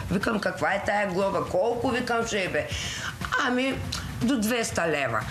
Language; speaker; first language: Bulgarian; native; Bulgarian